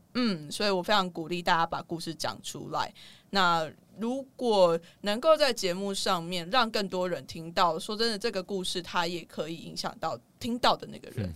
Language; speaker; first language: Chinese; non-native, local second language; Min Nan Chinese